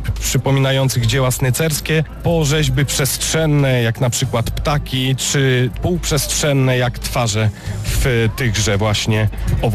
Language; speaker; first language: Polish; native; Polish